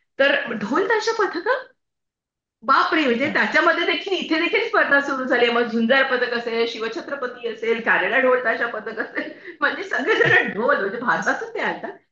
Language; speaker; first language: Marathi; native; Marathi